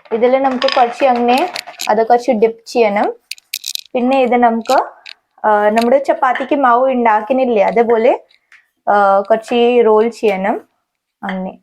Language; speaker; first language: Malayalam; non-native, fluent; Hindi